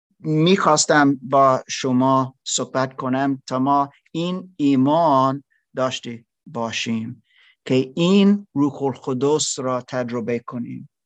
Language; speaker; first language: Persian; non-native, learner; German